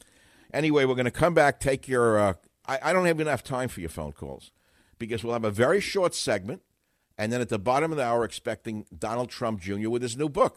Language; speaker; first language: English; native; English